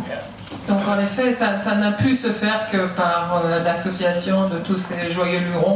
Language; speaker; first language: French; native; French